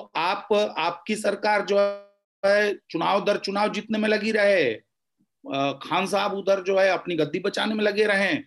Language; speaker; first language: Hindi; native; Hindi